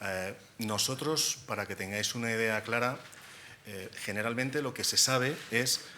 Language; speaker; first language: Spanish; native; Spanish